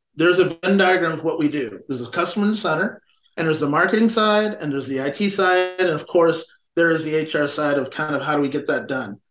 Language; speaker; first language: English; native; English